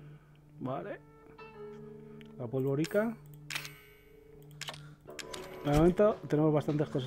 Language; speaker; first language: Spanish; native; Spanish